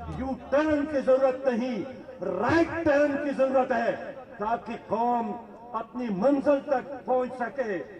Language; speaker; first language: Urdu; non-native, local second language; Pashto